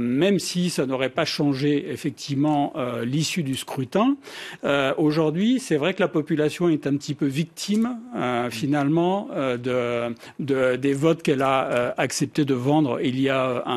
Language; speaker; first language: French; native; French